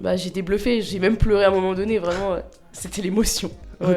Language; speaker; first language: French; native; French